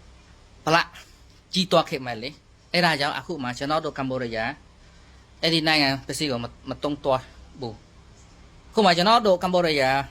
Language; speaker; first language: Burmese; non-native, learner; Khmer